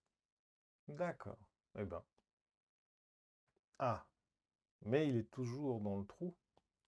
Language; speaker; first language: French; native; French